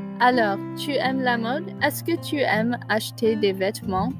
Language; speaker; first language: French; non-native, learner; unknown